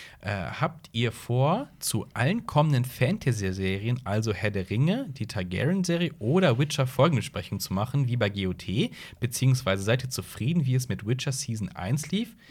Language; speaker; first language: German; native; German